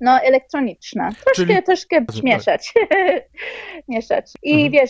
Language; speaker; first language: Polish; early bilingual, heritage; Polish